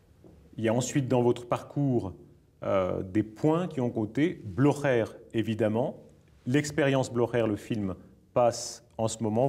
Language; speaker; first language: French; native; French